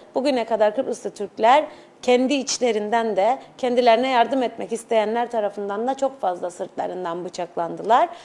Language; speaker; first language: Turkish; native; Turkish